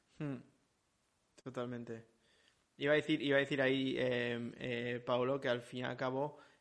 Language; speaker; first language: Spanish; native; Spanish